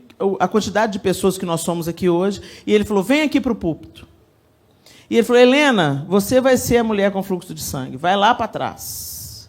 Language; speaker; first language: Portuguese; native; Portuguese